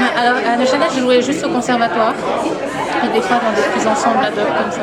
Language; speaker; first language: French; native; French